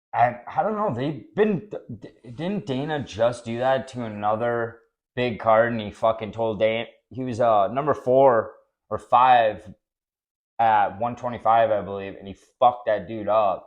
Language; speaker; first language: English; native; English